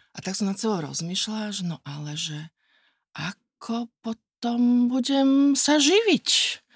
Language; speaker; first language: Slovak; native; Slovak